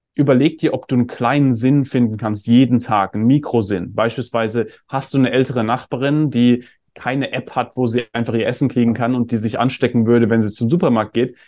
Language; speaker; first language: German; native; German